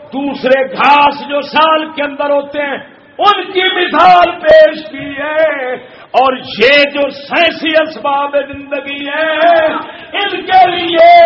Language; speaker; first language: Urdu; non-native, local second language; Punjabi